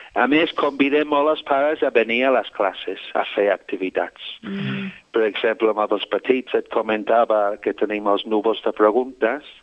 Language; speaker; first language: Catalan; non-native, fluent; English